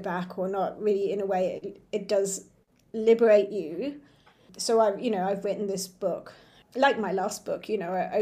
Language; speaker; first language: English; native; English